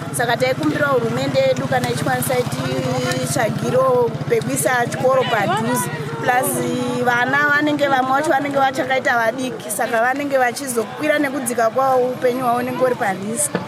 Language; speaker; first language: Shona; native; Shona